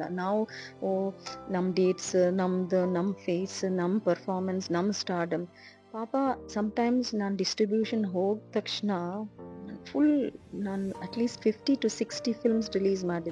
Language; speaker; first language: Kannada; non-native, learner; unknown